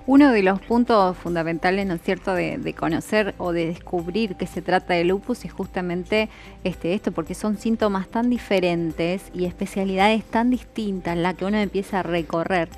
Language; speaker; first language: Spanish; native; Spanish